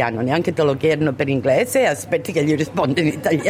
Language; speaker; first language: Italian; early bilingual, other home language; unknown